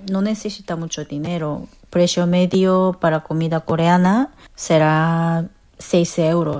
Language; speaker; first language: Spanish; non-native, fluent; Korean